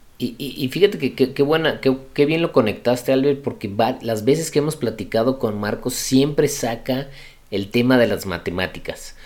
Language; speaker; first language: Spanish; native; Spanish